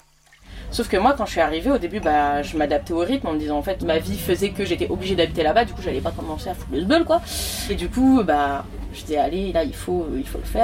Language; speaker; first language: French; native; French